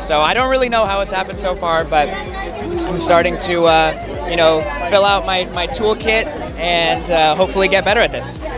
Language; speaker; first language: English; native; English